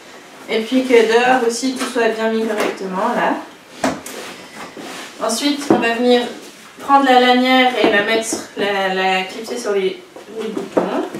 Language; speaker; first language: French; native; French